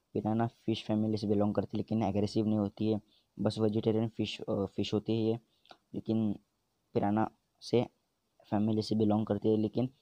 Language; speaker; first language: Hindi; native; Hindi